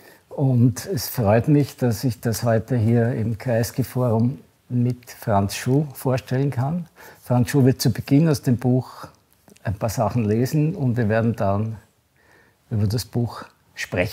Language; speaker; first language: German; native; German